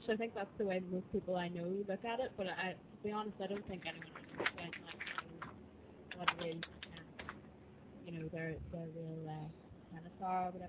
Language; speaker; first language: English; native; English